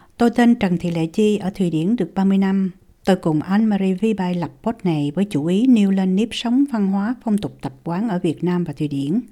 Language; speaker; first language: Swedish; non-native, fluent; Vietnamese